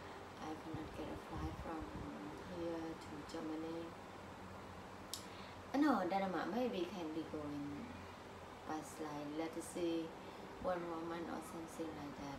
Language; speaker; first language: English; non-native, learner; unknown